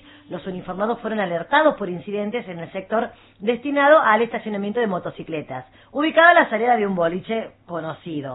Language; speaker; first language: Spanish; native; Spanish